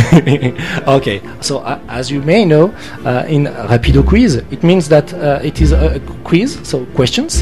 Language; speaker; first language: English; non-native, learner; French